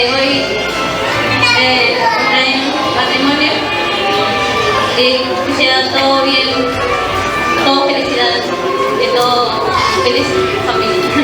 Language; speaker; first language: Spanish; non-native, local second language; Quechua